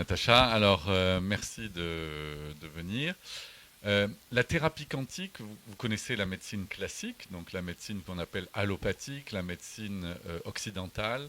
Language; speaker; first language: French; native; French